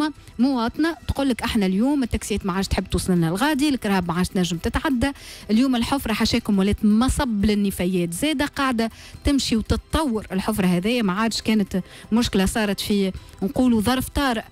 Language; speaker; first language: Arabic; native; Arabic